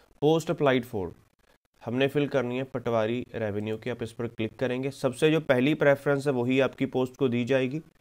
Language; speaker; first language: Hindi; non-native, local second language; Punjabi